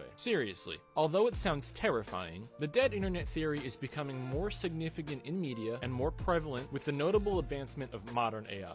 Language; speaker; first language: English; native; English